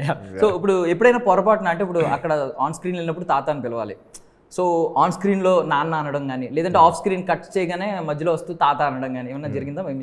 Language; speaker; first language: Telugu; native; Telugu